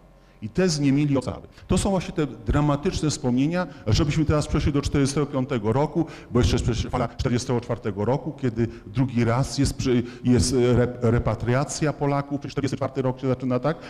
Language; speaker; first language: Polish; native; Polish